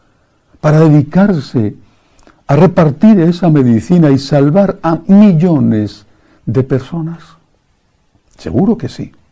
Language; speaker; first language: Spanish; native; Spanish